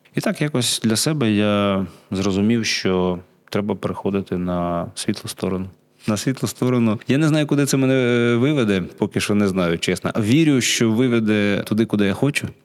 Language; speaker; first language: Ukrainian; non-native, local second language; Russian